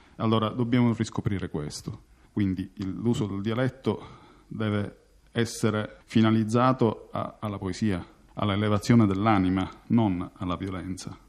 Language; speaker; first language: Italian; native; Italian